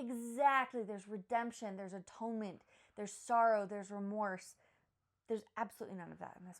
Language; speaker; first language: English; native; English